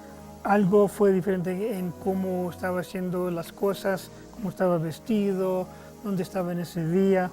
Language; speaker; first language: Spanish; non-native, fluent; English